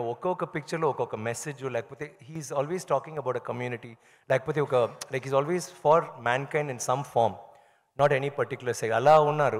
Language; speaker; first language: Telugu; non-native, learner; Tamil